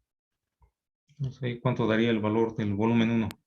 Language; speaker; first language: Spanish; native; Spanish